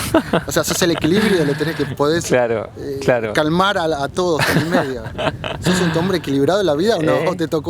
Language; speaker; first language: Spanish; native; Spanish